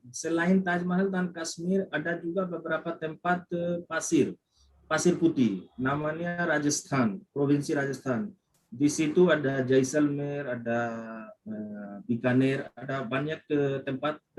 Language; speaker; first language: Indonesian; non-native, fluent; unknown